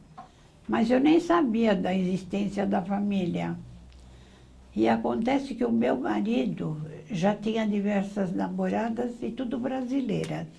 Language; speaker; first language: Portuguese; early bilingual, other home language; Arabic